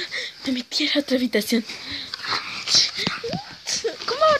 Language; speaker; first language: Spanish; native; Spanish